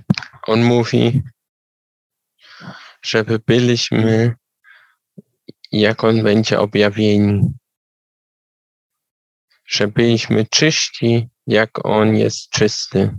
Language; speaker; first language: Polish; non-native, learner; German